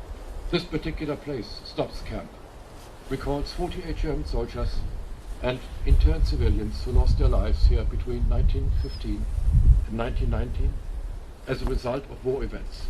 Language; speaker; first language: English; non-native, fluent; German